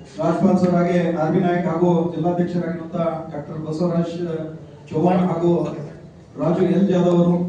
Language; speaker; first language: Kannada; non-native, local second language; Lambadi